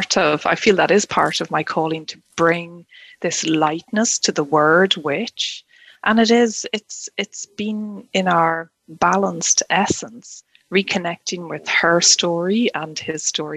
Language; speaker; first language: English; native; English